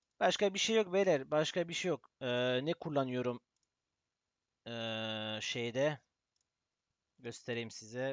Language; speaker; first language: Turkish; early bilingual, heritage; Turkish